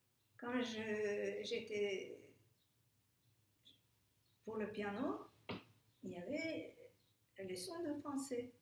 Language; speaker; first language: French; non-native, fluent; Turkish